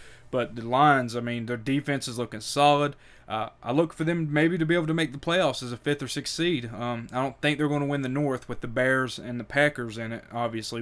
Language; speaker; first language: English; native; English